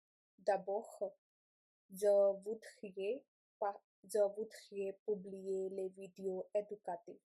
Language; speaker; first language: French; non-native, learner; Punjabi